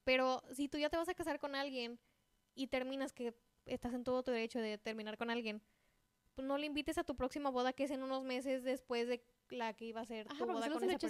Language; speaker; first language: Spanish; native; Spanish